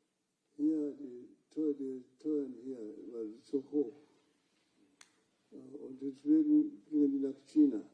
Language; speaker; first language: German; non-native, fluent; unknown